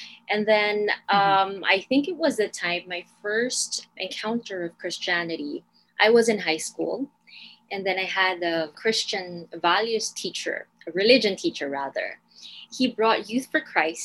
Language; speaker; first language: English; non-native, local second language; Filipino